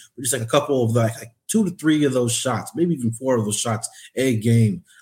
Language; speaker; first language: English; native; English